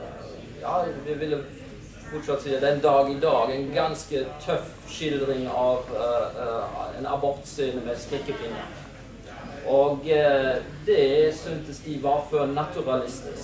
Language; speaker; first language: Norwegian; non-native, fluent; German